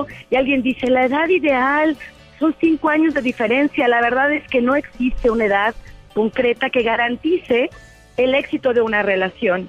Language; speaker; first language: Spanish; native; Spanish